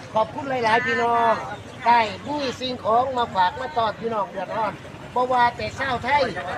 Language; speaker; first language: Thai; native; Thai